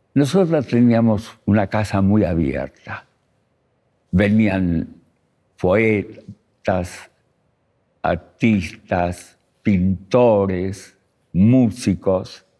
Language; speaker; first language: Spanish; early bilingual, other home language; Russian